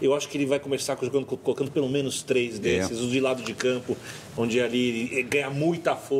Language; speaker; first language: Portuguese; native; Portuguese